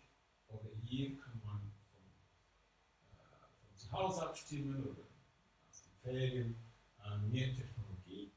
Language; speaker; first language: German; non-native, fluent; English